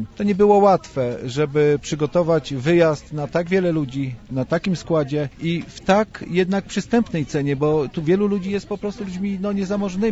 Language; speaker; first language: Polish; native; Polish